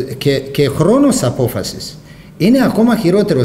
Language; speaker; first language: Greek; non-native, fluent; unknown